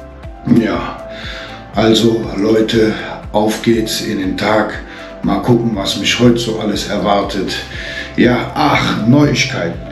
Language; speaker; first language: German; native; German